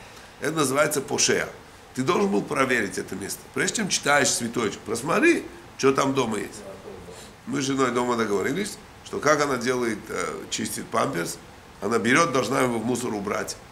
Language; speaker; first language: Russian; native; Russian